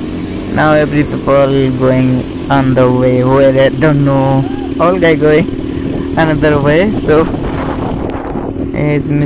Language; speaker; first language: English; non-native, learner; Nepali